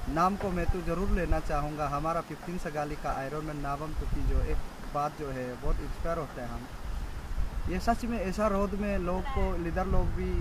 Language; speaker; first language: Hindi; non-native, local second language; Nyishi